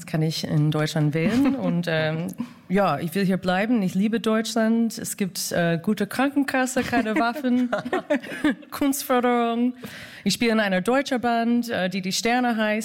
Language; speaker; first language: German; non-native, fluent; English